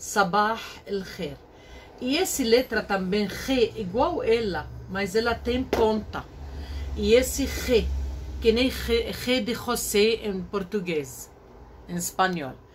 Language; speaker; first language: Portuguese; non-native, learner; Arabic